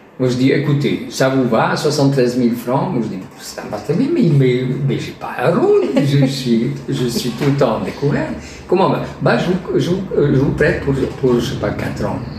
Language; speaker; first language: French; non-native, fluent; Hungarian